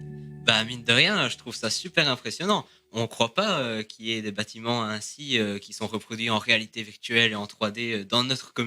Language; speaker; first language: French; native; French